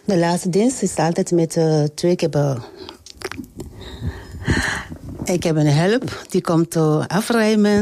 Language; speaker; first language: Dutch; non-native, learner; French